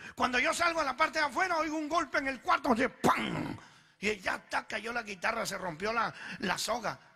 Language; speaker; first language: Spanish; early bilingual, other home language; Italian